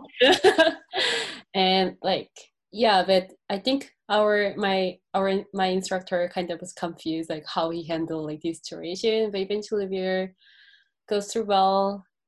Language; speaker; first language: English; non-native, learner; Korean